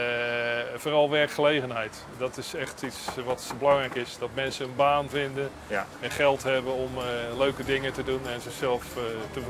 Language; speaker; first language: Dutch; native; Dutch